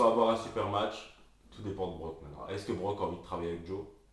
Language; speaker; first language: French; native; French